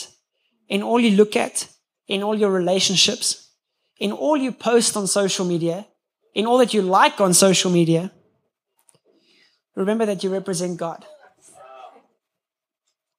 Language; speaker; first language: English; native; English